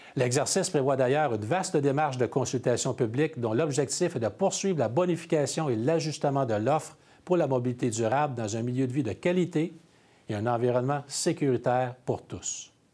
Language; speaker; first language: French; native; French